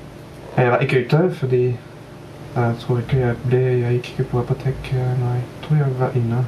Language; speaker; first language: Norwegian; non-native, fluent; French